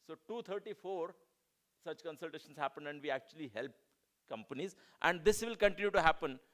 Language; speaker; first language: English; non-native, local second language; Marathi